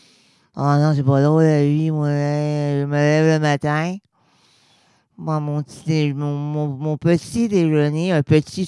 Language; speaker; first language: French; native; French